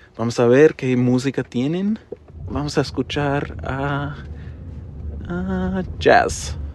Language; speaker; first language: Spanish; non-native, fluent; English